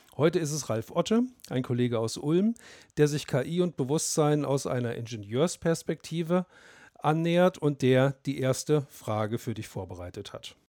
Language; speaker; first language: German; native; German